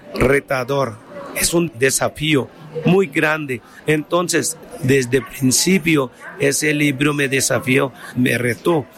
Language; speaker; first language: Spanish; non-native, fluent; Bangla